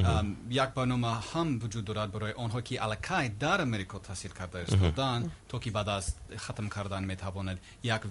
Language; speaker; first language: Persian; non-native, learner; English